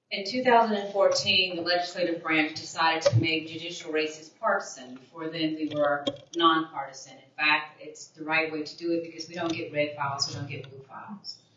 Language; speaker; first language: English; native; English